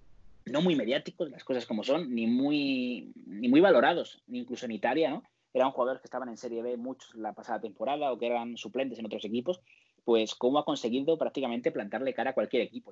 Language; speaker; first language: Spanish; native; Spanish